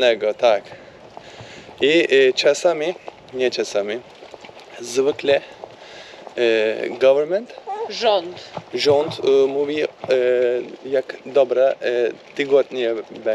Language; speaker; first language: Polish; non-native, learner; Turkish